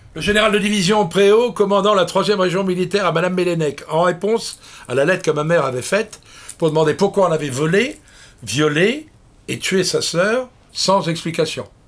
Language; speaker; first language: French; native; French